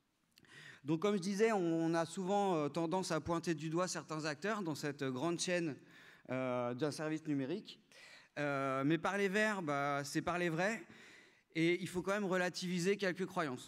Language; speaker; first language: French; native; French